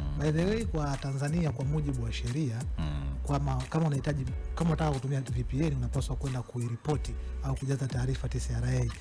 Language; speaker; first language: Swahili; native; Swahili